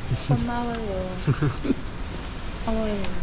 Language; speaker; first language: Korean; non-native, learner; German